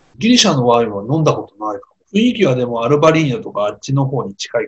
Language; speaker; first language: Japanese; native; Japanese